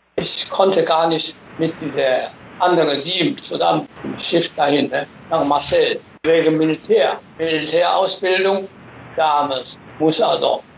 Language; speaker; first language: German; non-native, fluent; Chinese